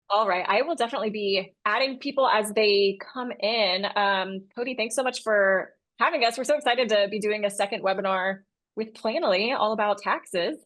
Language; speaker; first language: English; native; English